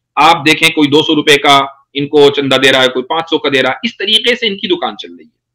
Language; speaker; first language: Urdu; native; Urdu